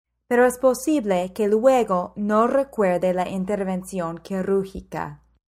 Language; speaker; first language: Spanish; non-native, fluent; English